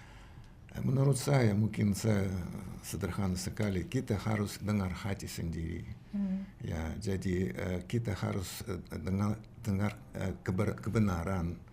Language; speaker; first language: Indonesian; non-native, learner; Russian